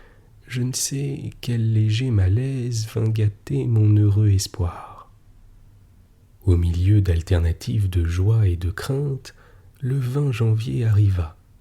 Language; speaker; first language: French; native; French